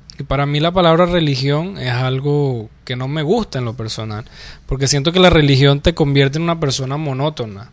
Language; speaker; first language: Spanish; native; Spanish